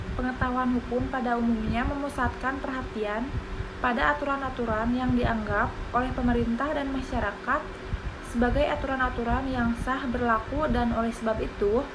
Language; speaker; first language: Indonesian; native; Indonesian